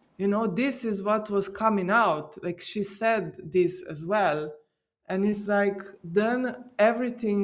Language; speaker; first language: English; non-native, fluent; Slovenian